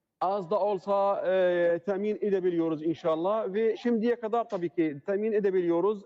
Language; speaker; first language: Turkish; non-native, learner; Arabic